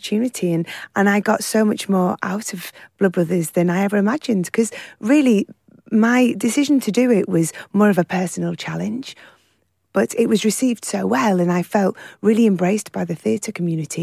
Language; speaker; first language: English; native; English